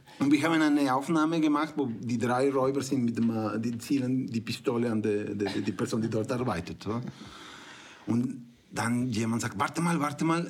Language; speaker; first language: German; non-native, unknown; Spanish